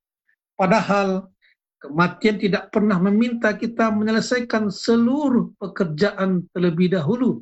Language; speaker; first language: Indonesian; native; Indonesian